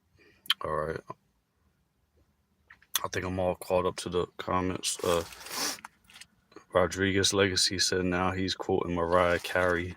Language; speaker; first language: English; native; English